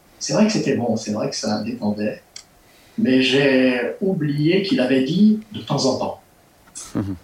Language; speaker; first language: French; native; French